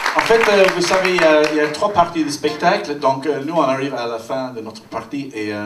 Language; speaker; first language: French; non-native, fluent; English